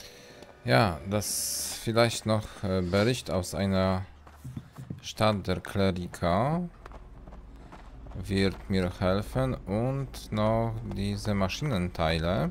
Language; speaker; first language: German; non-native, learner; Polish